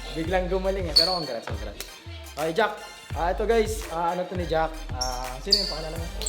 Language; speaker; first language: Filipino; native; Filipino